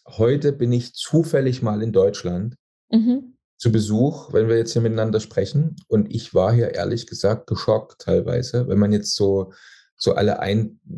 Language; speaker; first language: German; native; German